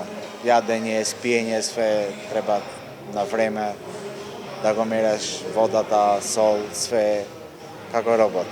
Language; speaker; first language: Macedonian; non-native, local second language; Albanian